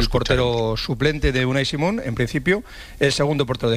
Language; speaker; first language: Spanish; native; Spanish